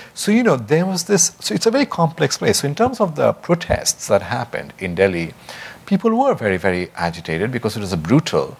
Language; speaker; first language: English; non-native, local second language; Bangla